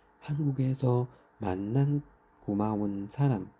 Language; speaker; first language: Korean; non-native, learner; Chinese